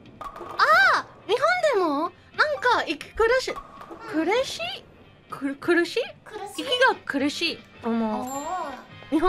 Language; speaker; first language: Japanese; non-native, learner; English